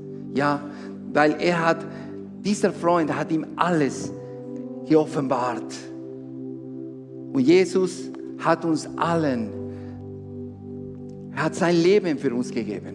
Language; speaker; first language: German; non-native, fluent; Spanish